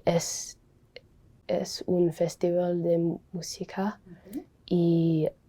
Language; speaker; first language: Spanish; non-native, learner; English